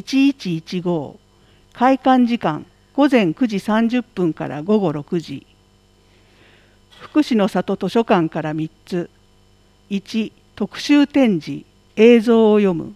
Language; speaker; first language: Japanese; native; Japanese